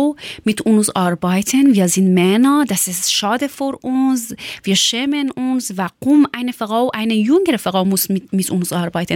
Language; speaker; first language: German; non-native, learner; Persian